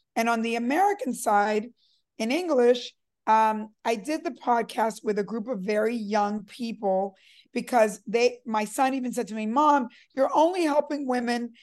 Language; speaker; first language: English; early bilingual, other home language; Spanish